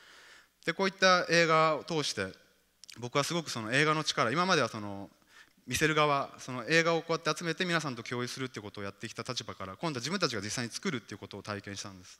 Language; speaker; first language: Japanese; native; Japanese